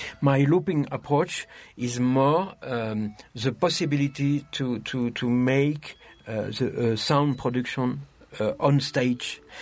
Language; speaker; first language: English; non-native, fluent; French